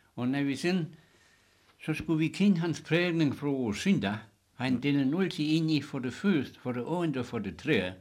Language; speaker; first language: Danish; native; Danish